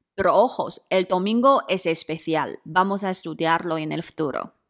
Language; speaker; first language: Spanish; non-native, fluent; Chinese